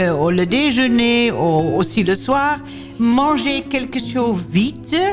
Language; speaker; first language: French; non-native, learner; Dutch